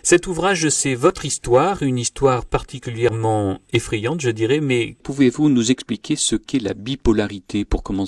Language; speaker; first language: French; native; French